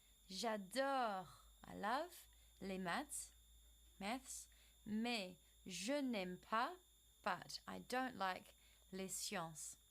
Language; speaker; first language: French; non-native, fluent; English